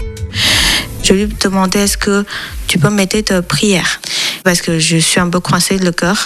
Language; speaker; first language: French; non-native, learner; Chinese